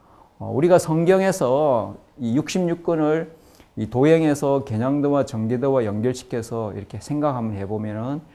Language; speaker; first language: Korean; native; Korean